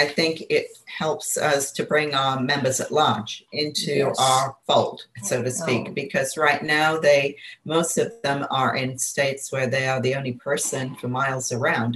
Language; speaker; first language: English; native; English